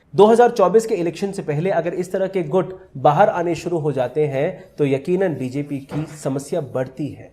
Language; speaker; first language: Hindi; native; Hindi